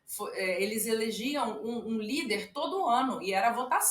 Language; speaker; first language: Portuguese; non-native, fluent; Ukrainian